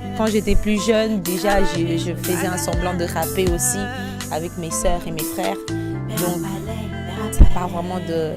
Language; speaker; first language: French; non-native, local second language; Lingala